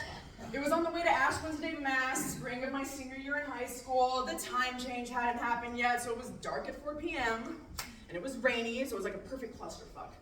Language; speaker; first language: English; native; English